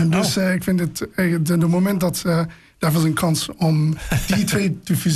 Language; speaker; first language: Dutch; non-native, fluent; English